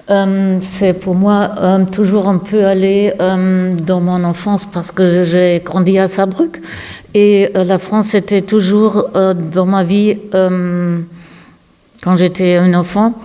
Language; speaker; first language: French; non-native, learner; German